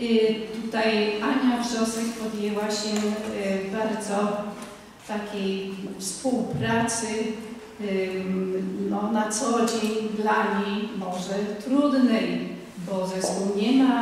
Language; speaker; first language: Polish; native; Polish